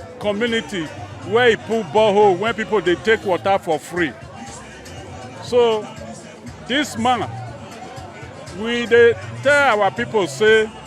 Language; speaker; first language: Nigerian Pidgin; non-native, local second language; Esan